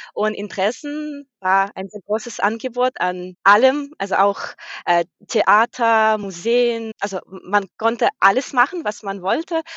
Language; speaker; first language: German; non-native, fluent; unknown